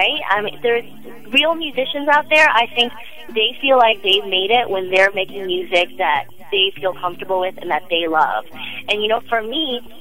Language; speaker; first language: English; native; English